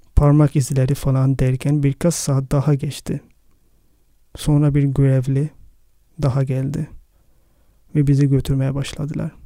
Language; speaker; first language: Turkish; non-native, fluent; Arabic